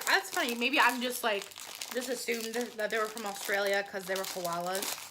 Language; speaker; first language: English; native; English